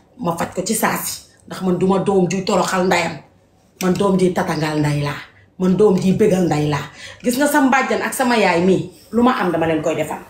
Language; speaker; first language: Wolof; native; Wolof